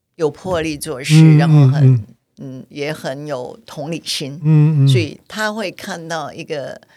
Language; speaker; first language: Chinese; native; Chinese